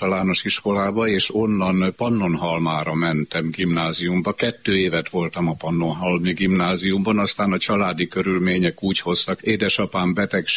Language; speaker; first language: Hungarian; native; Hungarian